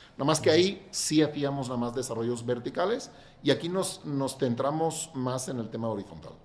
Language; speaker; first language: Spanish; non-native, local second language; Catalan